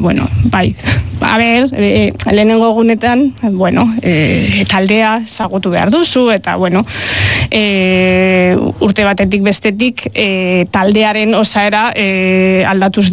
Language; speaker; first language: Basque; non-native, local second language; Spanish